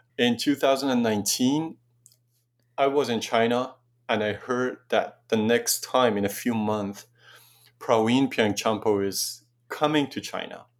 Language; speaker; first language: English; non-native, fluent; Persian